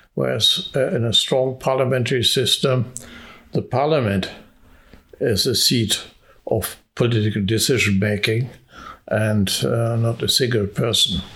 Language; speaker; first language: English; non-native, fluent; Hungarian